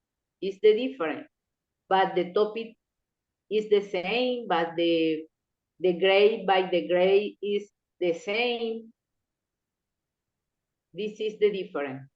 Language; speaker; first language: English; non-native, local second language; Spanish